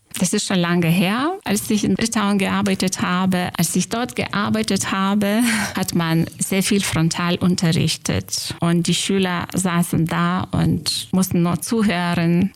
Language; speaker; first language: German; non-native, fluent; Lithuanian